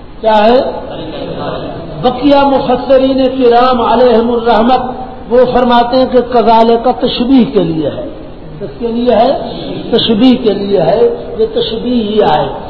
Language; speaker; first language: Urdu; non-native, local second language; Punjabi